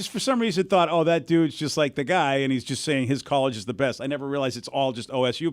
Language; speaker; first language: English; native; English